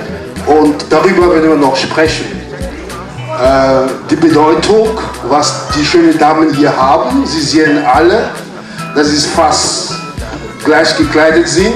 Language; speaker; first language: German; non-native, fluent; French